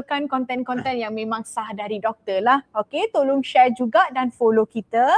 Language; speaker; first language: Malay; native; Malay